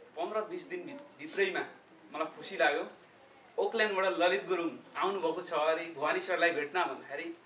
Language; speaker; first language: Nepali; native; Nepali